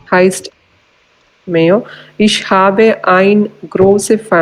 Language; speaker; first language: German; non-native, learner; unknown